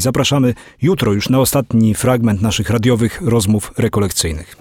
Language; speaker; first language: Polish; native; Polish